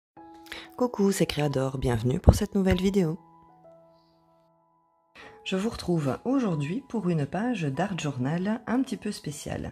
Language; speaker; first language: French; native; French